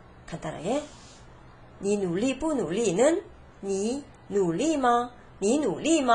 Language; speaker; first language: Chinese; non-native, fluent; Korean